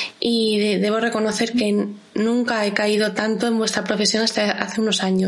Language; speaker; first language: Spanish; native; Spanish